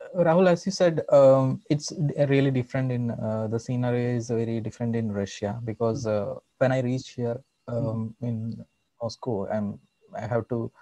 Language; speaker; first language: English; non-native, local second language; Malayalam